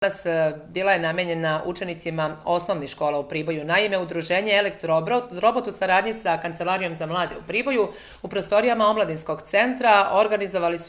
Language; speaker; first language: Bosnian; native; Bosnian